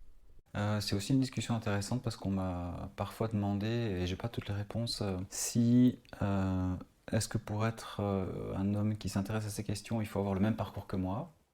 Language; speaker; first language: French; native; French